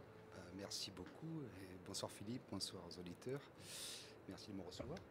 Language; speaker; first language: French; native; French